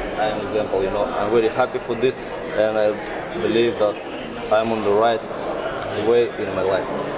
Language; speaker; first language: English; non-native, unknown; Russian